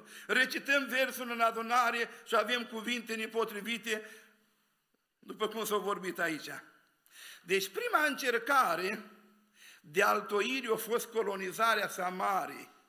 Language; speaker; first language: Romanian; native; Romanian